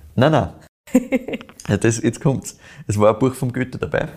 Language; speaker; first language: German; native; German